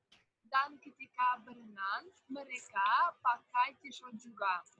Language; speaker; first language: Indonesian; non-native, fluent; Russian